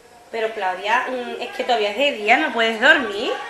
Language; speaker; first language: Spanish; native; Spanish